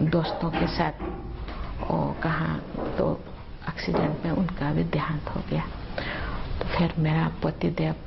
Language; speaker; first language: Hindi; non-native, local second language; Santali